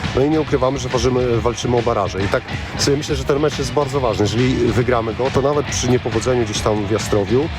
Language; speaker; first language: Polish; native; Polish